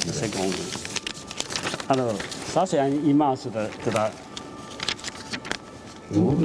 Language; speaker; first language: French; non-native, learner; Chinese